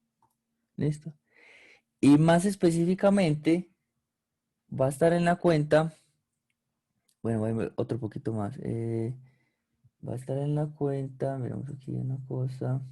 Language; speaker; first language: Spanish; native; Spanish